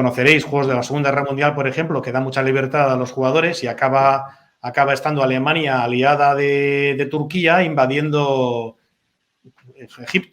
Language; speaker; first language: Spanish; native; Spanish